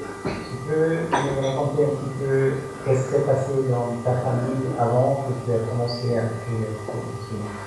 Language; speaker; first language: French; non-native, fluent; German